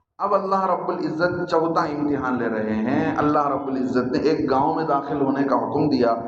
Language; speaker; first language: Urdu; native; Urdu